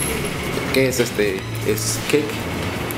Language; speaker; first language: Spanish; non-native, learner; English